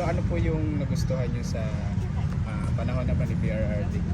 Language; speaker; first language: Filipino; native; Filipino